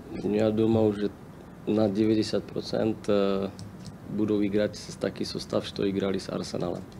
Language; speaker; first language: Russian; non-native, learner; Slovak